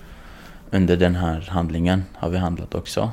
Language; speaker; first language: Swedish; non-native, fluent; Kurdish